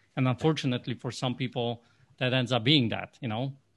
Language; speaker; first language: English; non-native, fluent; Polish